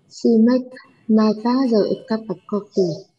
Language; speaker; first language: English; non-native, learner; Vietnamese